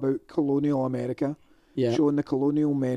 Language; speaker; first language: English; native; English